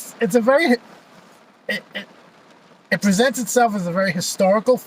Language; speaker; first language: English; native; English